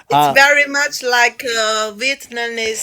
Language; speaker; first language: English; non-native, learner; Chinese